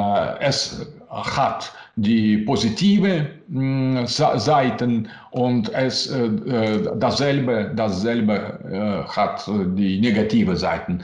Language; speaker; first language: German; non-native, learner; Russian